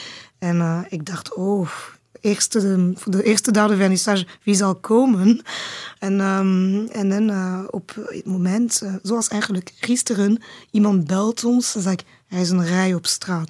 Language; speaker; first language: Dutch; non-native, learner; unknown